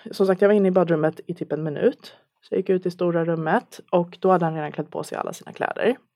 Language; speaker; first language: Swedish; native; Swedish